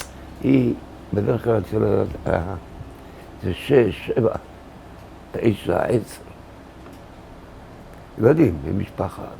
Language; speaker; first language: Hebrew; early bilingual, other home language; Arabic